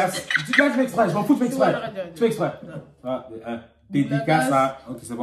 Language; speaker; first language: French; native; French